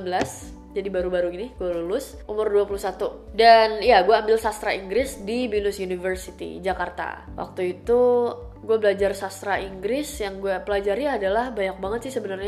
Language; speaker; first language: Indonesian; native; Indonesian